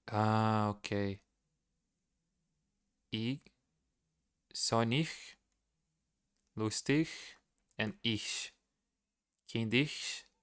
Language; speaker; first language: German; non-native, learner; Portuguese